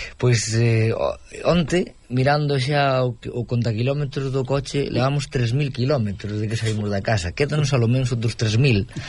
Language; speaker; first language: Galician; native; Galician